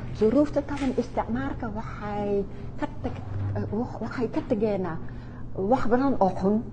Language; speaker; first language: Somali; non-native, fluent; Arabic